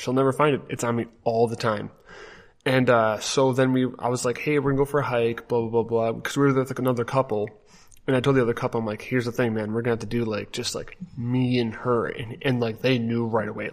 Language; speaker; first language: English; native; English